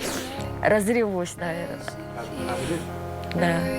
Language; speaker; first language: Russian; native; Russian